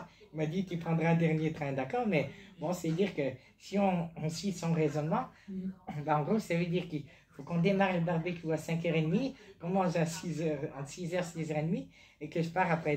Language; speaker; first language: French; native; French